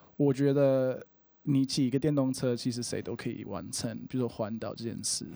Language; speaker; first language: Chinese; non-native, fluent; English